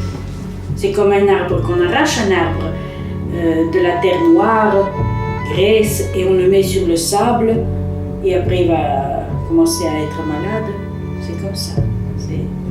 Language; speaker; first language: French; early bilingual, heritage; Russian